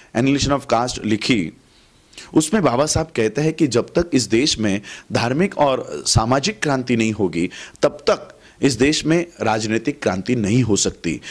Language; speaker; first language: Hindi; non-native, local second language; Marathi